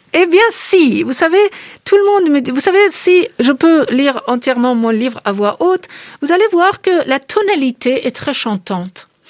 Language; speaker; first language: French; non-native, fluent; Persian